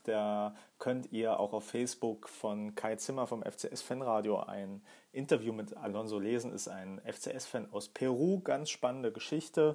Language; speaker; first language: German; native; German